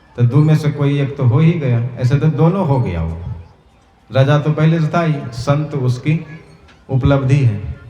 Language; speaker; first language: Hindi; native; Hindi